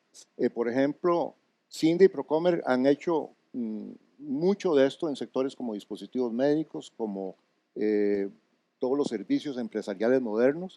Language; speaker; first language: Spanish; native; Spanish